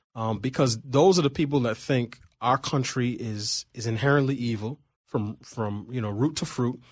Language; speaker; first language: English; native; English